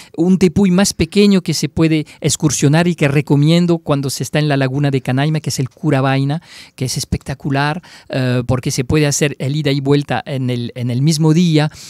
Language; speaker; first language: Spanish; non-native, fluent; French